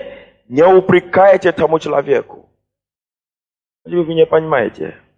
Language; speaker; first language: Russian; non-native, fluent; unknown